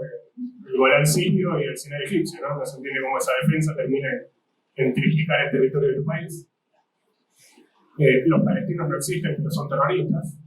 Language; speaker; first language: Spanish; native; Spanish